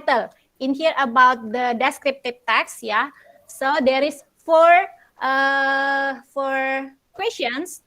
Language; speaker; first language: English; non-native, local second language; Indonesian